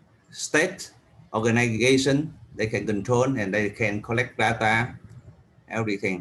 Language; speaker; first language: English; non-native, learner; Vietnamese